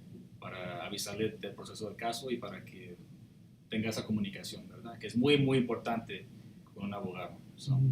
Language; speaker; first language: Spanish; early bilingual, heritage; Spanish